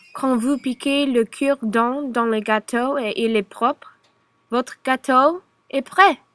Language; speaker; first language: French; non-native, learner; English